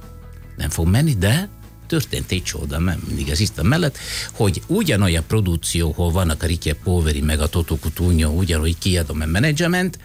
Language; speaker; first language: Hungarian; non-native, fluent; Italian